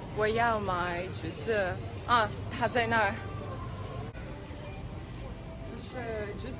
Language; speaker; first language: Chinese; non-native, learner; Russian